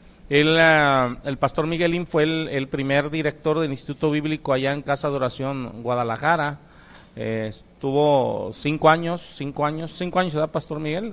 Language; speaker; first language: Spanish; native; Spanish